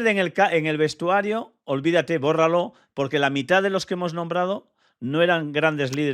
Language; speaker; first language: Spanish; native; Spanish